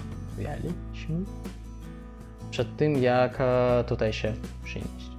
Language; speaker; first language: Polish; non-native, fluent; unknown